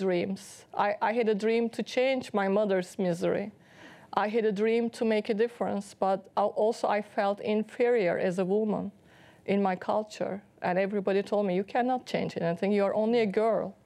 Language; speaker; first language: English; non-native, fluent; Turkish